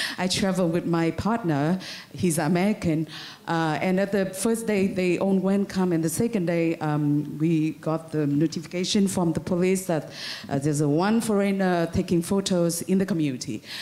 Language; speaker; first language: English; non-native, fluent; Vietnamese